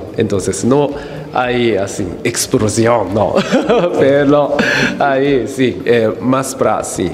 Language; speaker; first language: Spanish; non-native, learner; Japanese